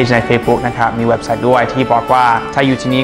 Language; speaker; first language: Thai; non-native, fluent; English